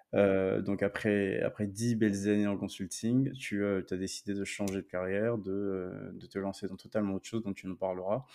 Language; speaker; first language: French; native; French